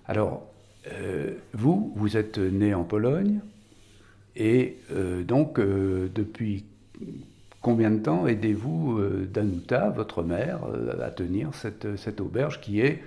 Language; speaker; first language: French; native; French